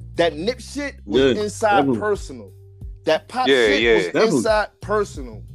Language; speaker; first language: English; native; English